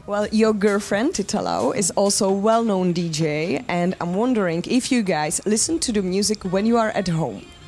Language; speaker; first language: English; non-native, fluent; Czech